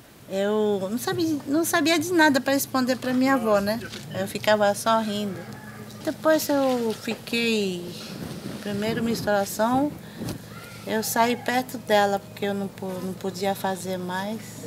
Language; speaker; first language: Portuguese; non-native, local second language; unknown